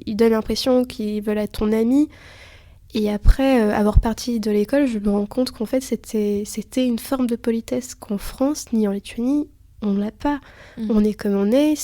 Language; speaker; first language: French; early bilingual, other home language; Lithuanian